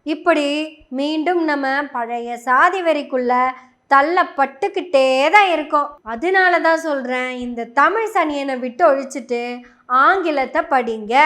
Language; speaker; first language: Tamil; non-native, local second language; Malayalam